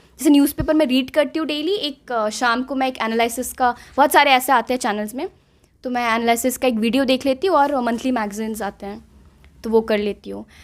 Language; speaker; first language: Hindi; non-native, local second language; Assamese